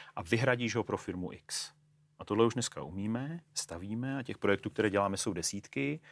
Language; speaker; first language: Czech; native; Czech